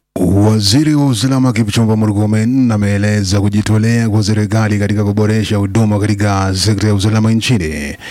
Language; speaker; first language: Swahili; non-native, local second language; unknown